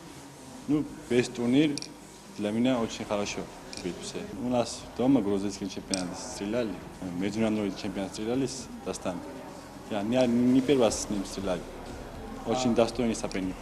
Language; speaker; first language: Russian; non-native, learner; Georgian